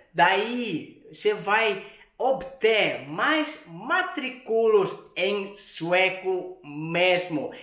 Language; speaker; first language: Portuguese; non-native, fluent; Swedish